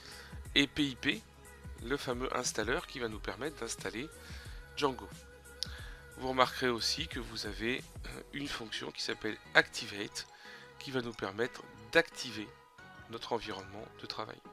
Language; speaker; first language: French; native; French